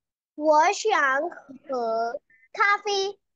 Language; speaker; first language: Chinese; non-native, learner; Urdu